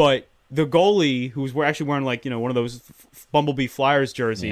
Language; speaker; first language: English; native; English